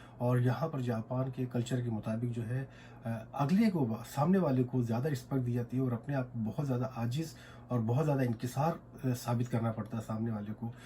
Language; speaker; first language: Urdu; native; Urdu